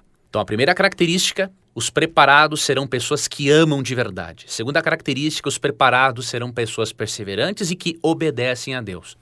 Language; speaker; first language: Portuguese; native; Portuguese